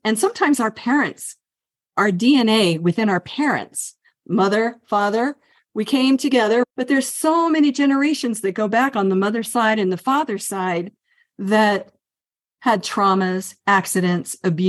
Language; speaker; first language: English; native; English